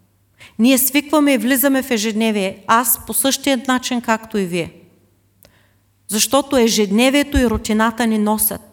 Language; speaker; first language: Bulgarian; native; Bulgarian